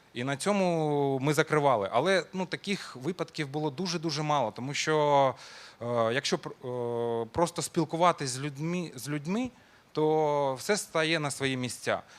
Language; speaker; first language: Ukrainian; non-native, local second language; Russian